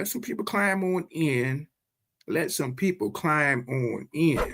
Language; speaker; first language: English; native; English